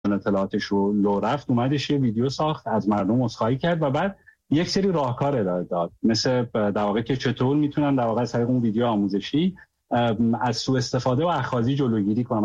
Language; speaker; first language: Persian; native; Persian